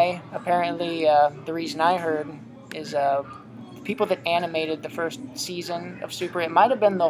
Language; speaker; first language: English; native; English